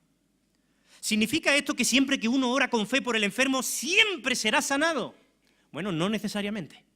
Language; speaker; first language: Spanish; native; Spanish